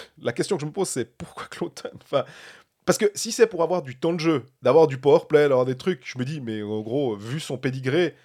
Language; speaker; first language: French; native; French